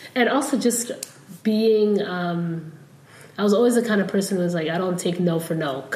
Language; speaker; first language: English; non-native, fluent; Somali